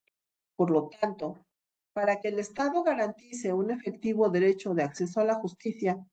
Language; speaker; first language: Spanish; native; Spanish